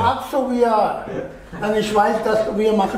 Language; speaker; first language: German; non-native, learner; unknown